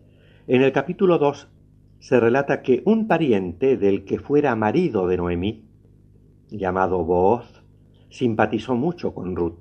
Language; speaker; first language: Spanish; native; Spanish